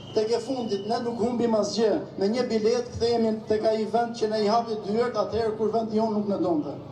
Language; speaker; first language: Albanian; native; Albanian